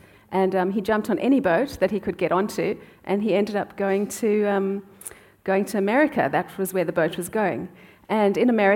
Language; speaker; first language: English; native; English